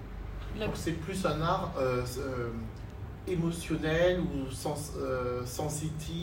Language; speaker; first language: French; native; French